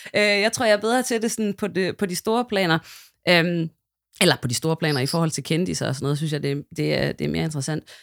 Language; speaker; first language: Danish; native; Danish